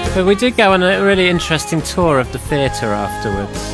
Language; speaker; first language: English; native; English